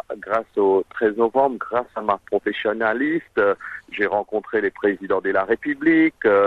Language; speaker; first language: French; non-native, local second language; Morisyen